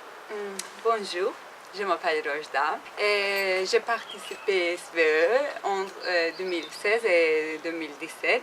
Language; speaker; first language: French; non-native, learner; Turkish